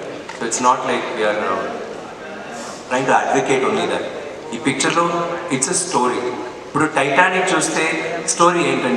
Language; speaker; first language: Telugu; non-native, fluent; Tamil